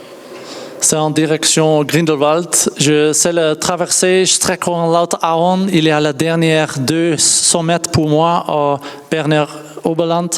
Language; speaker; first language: French; non-native, learner; Dutch